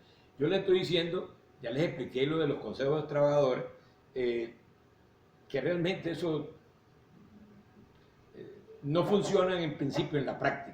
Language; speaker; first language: Spanish; native; Spanish